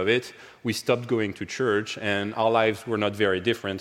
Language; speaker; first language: English; non-native, fluent; French